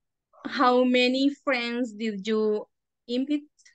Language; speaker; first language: English; non-native, learner; Spanish